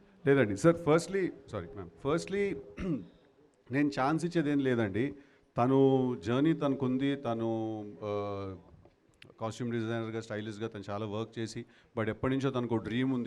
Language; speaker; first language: Telugu; native; Telugu